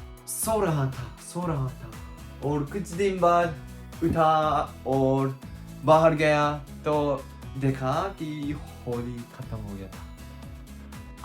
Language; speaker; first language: Hindi; non-native, learner; Japanese